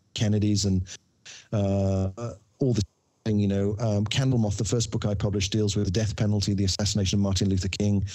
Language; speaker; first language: English; native; English